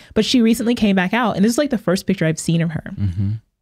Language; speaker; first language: English; native; English